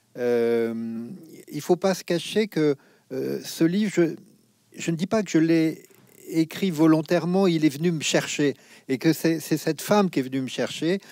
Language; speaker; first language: French; native; French